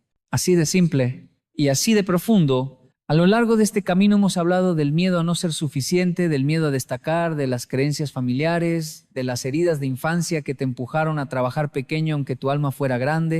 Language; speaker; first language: Spanish; native; Spanish